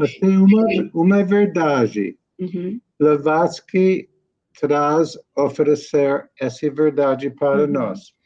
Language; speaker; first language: Portuguese; non-native, learner; English